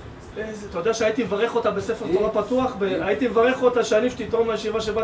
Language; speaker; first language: Hebrew; native; Hebrew